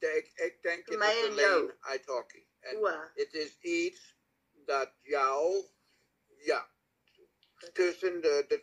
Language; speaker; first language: Dutch; non-native, learner; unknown